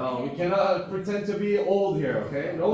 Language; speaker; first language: English; non-native, learner; Korean